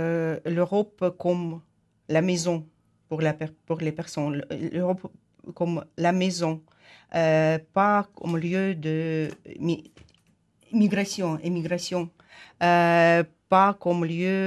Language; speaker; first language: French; non-native, fluent; Ukrainian